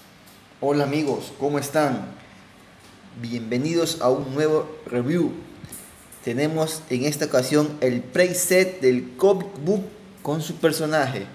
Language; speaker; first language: Spanish; native; Spanish